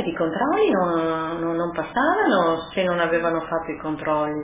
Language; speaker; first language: Italian; early bilingual, other home language; French